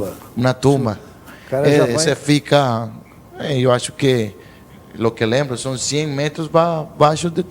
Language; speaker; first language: Portuguese; non-native, learner; Spanish